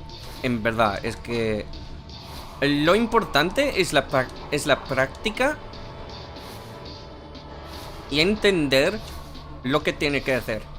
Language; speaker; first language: Spanish; non-native, fluent; English